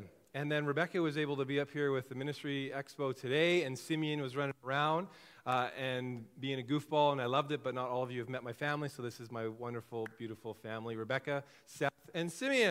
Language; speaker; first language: English; native; English